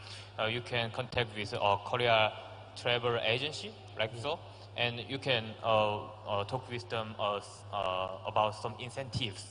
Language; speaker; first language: English; non-native, learner; Korean